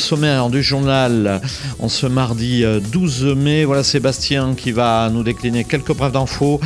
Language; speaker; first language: French; native; French